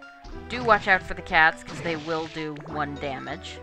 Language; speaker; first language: English; native; English